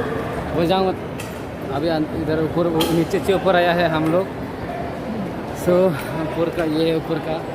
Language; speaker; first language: Hindi; non-native, local second language; Kok Borok